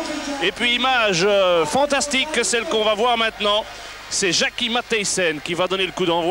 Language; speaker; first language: French; native; French